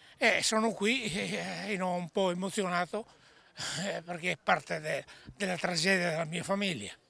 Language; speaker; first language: Italian; native; Italian